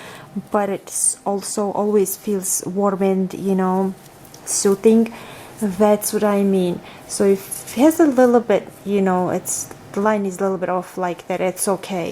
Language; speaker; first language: English; non-native, fluent; Georgian